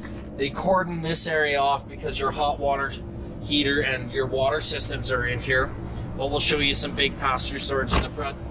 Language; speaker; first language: English; native; English